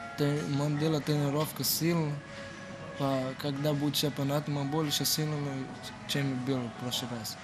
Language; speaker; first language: Russian; non-native, learner; Portuguese